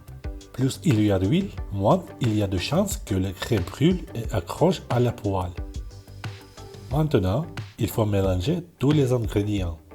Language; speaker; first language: French; non-native, fluent; Russian